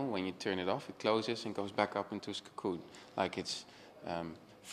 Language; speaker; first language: English; non-native, fluent; Dutch